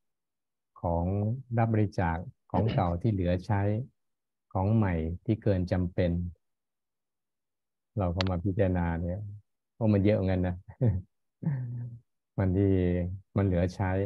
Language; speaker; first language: Thai; native; Thai